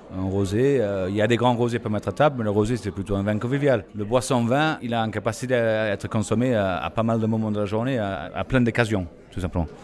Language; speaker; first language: French; non-native, fluent; English